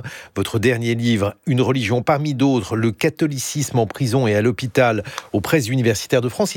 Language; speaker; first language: French; native; French